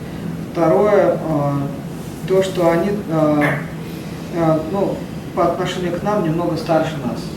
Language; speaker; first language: Russian; native; Russian